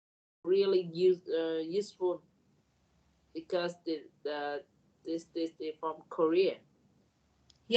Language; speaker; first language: English; non-native, learner; Vietnamese